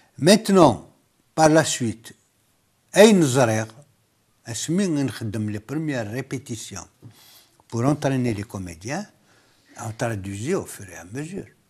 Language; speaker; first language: French; non-native, local second language; Kabyle